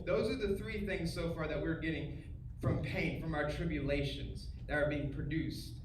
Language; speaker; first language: English; native; English